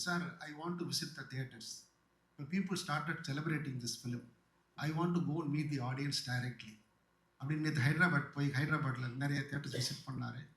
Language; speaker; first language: Tamil; native; Tamil